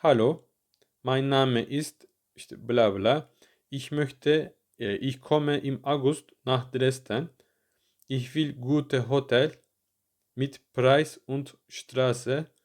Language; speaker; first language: German; non-native, learner; Turkish